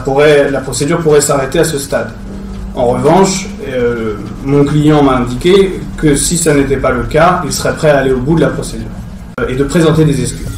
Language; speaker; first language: French; native; French